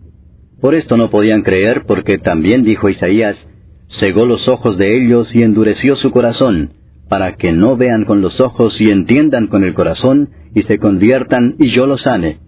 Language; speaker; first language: Spanish; native; Spanish